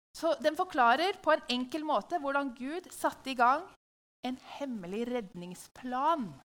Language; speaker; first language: Norwegian; native; Norwegian